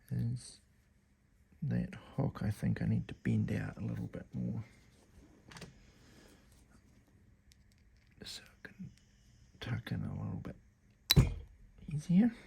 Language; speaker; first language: English; native; English